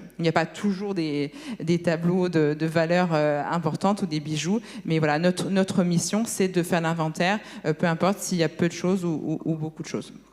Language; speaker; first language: French; native; French